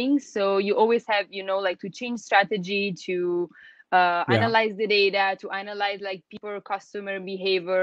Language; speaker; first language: English; non-native, fluent; Italian